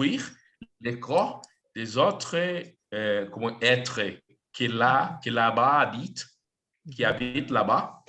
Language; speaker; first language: French; non-native, learner; Portuguese